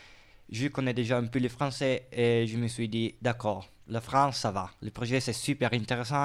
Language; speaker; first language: French; non-native, fluent; Italian